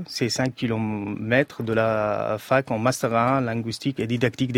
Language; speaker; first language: French; non-native, fluent; Arabic